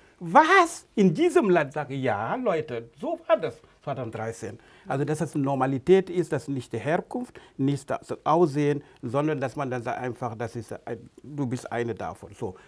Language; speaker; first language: German; non-native, fluent; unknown